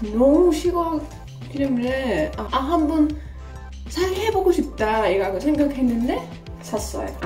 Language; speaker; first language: Korean; non-native, fluent; Dutch